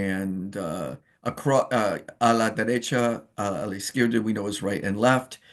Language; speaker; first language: Spanish; non-native, fluent; English